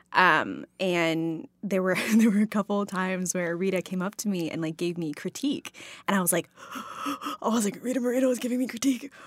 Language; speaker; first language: English; native; English